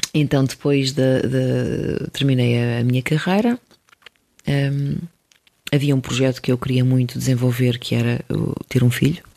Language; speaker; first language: Portuguese; early bilingual, other home language; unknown